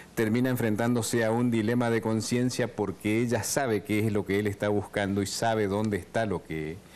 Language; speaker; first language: Spanish; native; Spanish